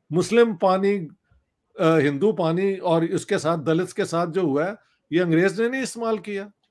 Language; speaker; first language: Urdu; non-native, local second language; Punjabi